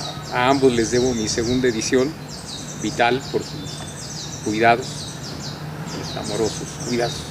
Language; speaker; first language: Spanish; native; Spanish